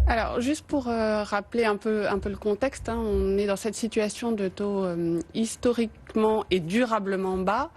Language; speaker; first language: French; native; French